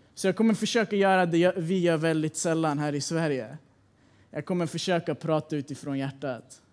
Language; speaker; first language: Swedish; early bilingual, other home language; Persian